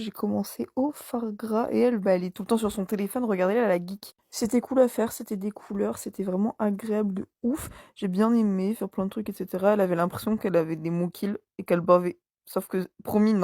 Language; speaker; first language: French; native; French